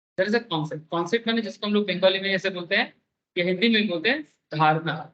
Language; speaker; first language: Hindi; non-native, local second language; Bangla